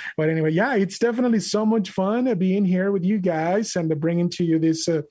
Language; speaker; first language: English; non-native, fluent; Spanish